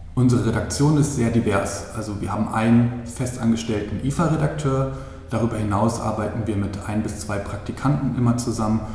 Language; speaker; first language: German; native; German